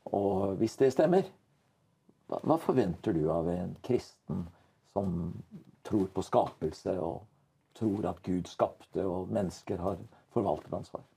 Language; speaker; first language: Norwegian; native; Norwegian